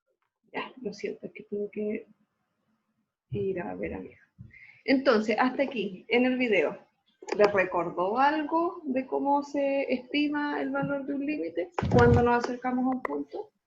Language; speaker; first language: Spanish; native; Spanish